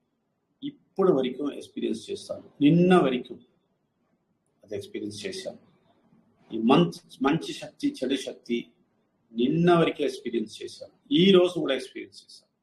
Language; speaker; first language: Telugu; non-native, learner; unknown